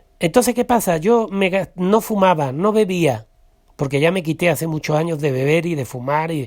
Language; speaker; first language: Spanish; native; Spanish